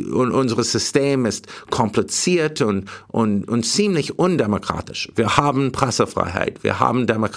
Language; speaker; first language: German; non-native, fluent; English